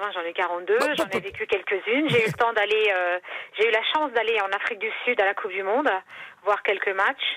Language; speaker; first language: French; native; French